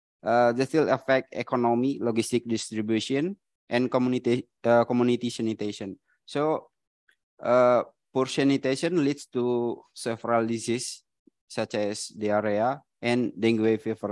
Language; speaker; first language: English; non-native, learner; Indonesian